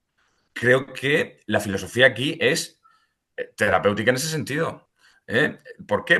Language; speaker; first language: Spanish; native; Spanish